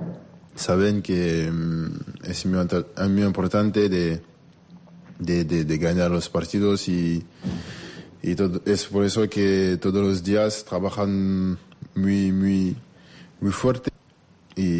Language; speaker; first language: Spanish; non-native, learner; French